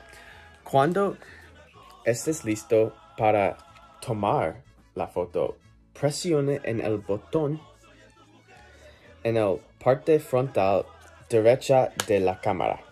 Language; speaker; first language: Spanish; non-native, learner; English